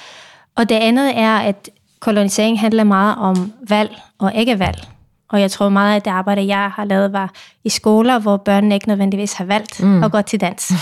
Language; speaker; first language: Danish; non-native, fluent; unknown